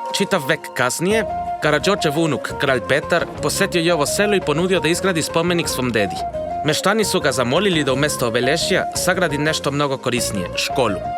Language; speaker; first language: Croatian; non-native, fluent; Spanish